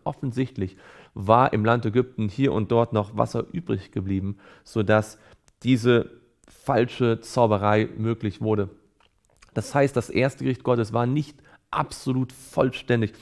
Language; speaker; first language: German; native; German